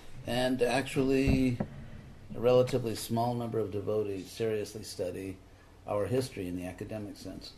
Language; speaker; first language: English; native; English